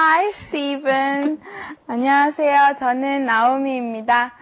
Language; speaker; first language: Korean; non-native, learner; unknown